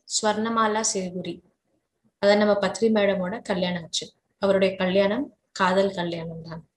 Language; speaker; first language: Tamil; native; Tamil